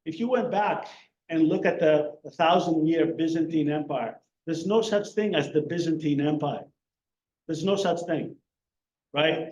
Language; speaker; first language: English; non-native, fluent; Greek